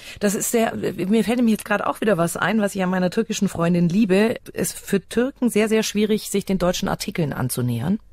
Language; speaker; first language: German; native; German